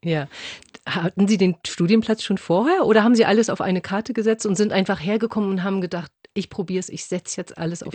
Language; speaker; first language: German; native; German